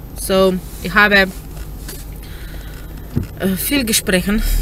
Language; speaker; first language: German; non-native, learner; Slovenian